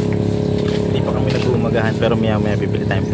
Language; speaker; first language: Filipino; native; Filipino